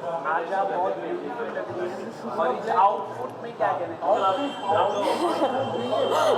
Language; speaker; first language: Hindi; native; Hindi